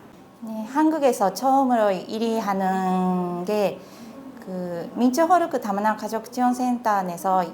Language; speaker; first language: Korean; non-native, fluent; Japanese